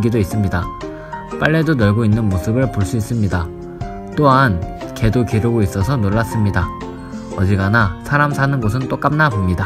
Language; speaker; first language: Korean; native; Korean